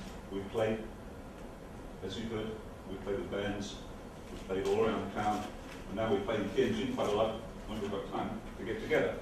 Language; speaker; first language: English; non-native, fluent; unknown